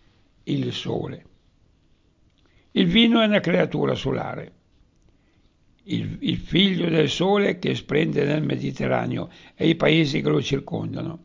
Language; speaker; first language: Italian; native; Italian